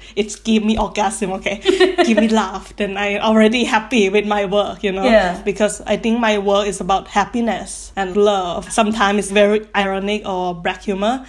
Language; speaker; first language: English; non-native, learner; Thai